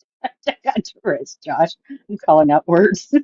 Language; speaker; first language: English; native; English